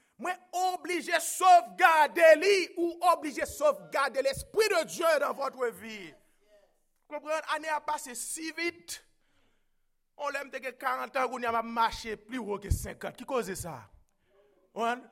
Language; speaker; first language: French; native; French